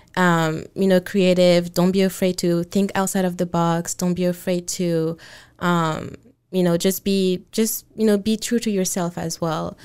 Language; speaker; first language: English; non-native, fluent; French